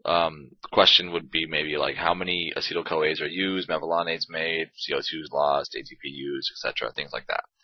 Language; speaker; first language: English; native; English